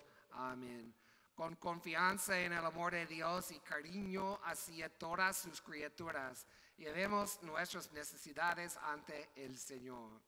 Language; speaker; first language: Spanish; non-native, learner; English